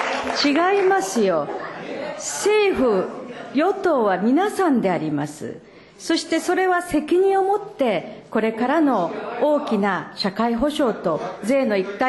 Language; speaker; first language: Japanese; native; Japanese